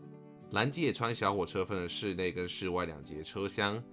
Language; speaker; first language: Chinese; native; Chinese